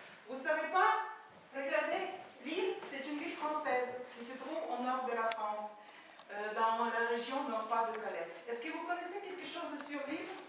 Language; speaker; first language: French; non-native, fluent; Ukrainian